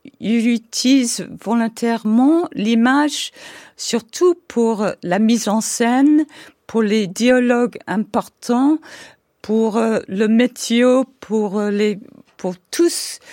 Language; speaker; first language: French; non-native, fluent; English